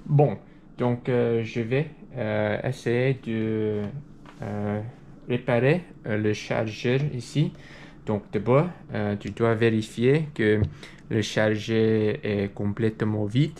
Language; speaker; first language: French; non-native, learner; English